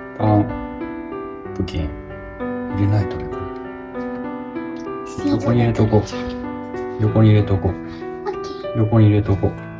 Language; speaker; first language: Japanese; native; Japanese